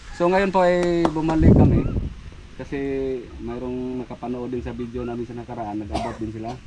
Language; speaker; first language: Filipino; non-native, local second language; Cebuano